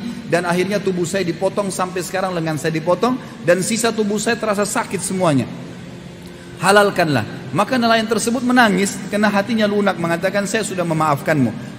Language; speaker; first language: Indonesian; native; Indonesian